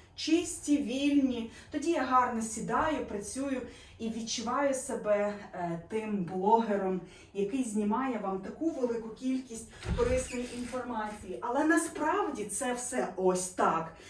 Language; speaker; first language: Ukrainian; non-native, local second language; Russian